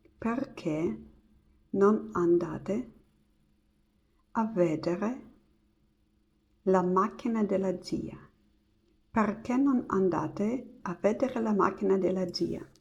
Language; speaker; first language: Italian; non-native, learner; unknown